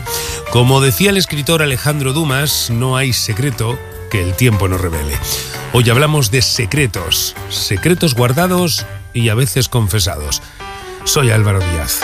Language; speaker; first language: Spanish; native; Spanish